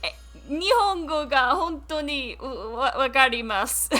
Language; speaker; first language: Japanese; non-native, learner; English